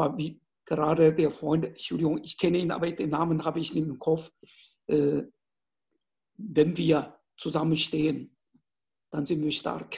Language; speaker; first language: German; non-native, fluent; Chinese